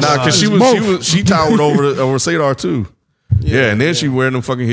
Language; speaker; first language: English; native; English